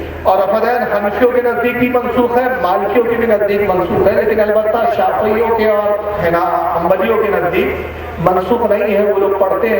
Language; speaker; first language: Urdu; native; Urdu